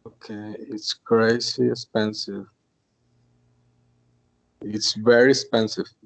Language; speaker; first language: English; non-native, learner; Spanish